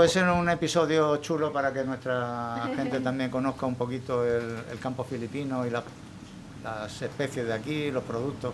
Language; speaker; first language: Spanish; native; Spanish